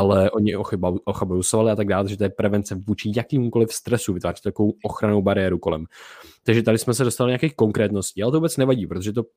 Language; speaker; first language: Czech; native; Czech